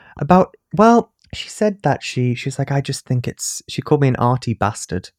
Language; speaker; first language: English; native; English